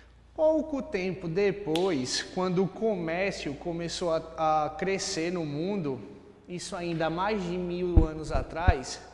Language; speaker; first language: Portuguese; native; Portuguese